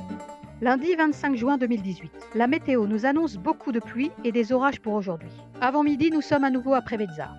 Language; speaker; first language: French; native; French